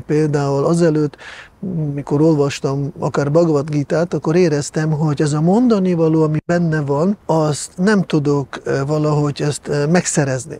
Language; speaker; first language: Hungarian; non-native, fluent; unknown